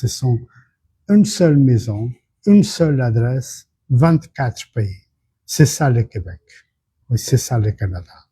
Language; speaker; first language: French; non-native, fluent; Portuguese